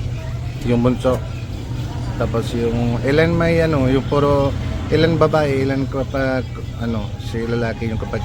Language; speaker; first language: Filipino; non-native, local second language; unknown